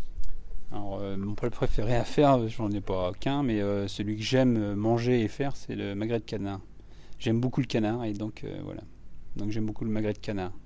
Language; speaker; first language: French; native; French